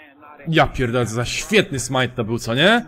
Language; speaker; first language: Polish; native; Polish